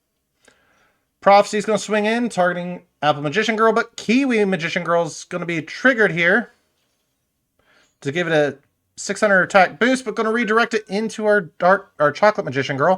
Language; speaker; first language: English; native; English